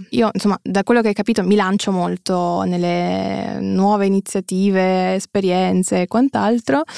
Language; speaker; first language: Italian; early bilingual, other home language; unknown